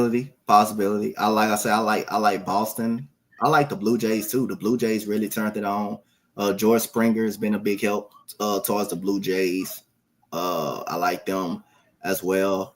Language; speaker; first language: English; native; English